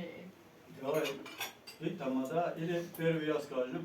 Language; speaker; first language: Russian; non-native, learner; Azerbaijani